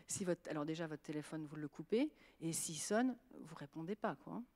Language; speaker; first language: French; native; French